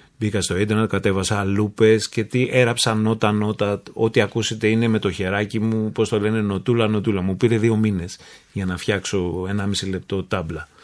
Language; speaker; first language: Greek; early bilingual, heritage; Greek